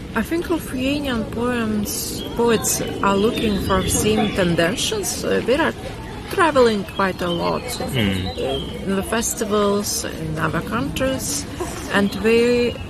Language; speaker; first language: English; non-native, fluent; Lithuanian